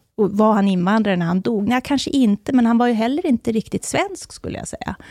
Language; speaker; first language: Swedish; native; Swedish